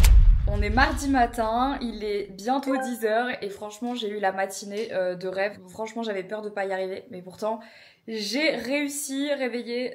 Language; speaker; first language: French; native; French